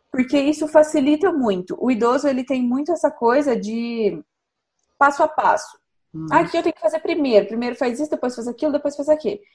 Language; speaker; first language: Portuguese; native; Portuguese